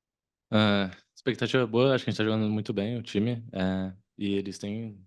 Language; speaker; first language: Portuguese; non-native, learner; English